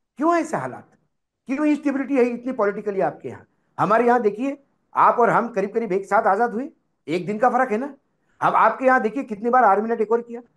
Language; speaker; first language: Hindi; non-native, local second language; Marathi